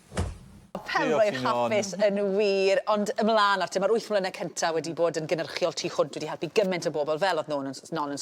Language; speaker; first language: Welsh; native; Welsh